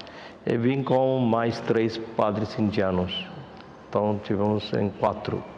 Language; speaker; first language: Portuguese; non-native, fluent; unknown